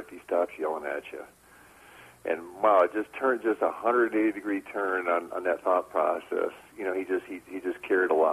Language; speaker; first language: English; native; English